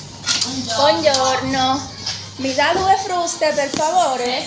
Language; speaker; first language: Italian; non-native, local second language; Spanish